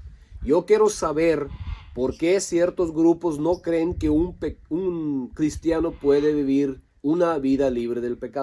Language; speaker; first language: Spanish; non-native, local second language; Low German